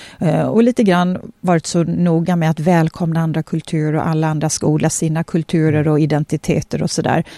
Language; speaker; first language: Swedish; early bilingual, other home language; Polish